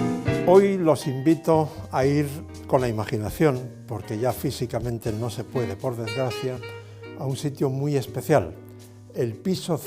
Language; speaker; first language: Spanish; native; Spanish